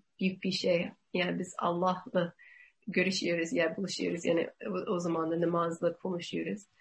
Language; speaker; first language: Turkish; non-native, learner; English